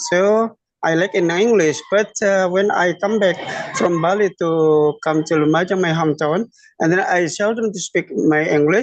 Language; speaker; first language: English; non-native, learner; Indonesian